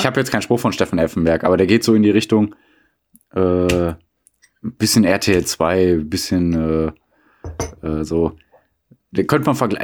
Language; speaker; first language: German; native; German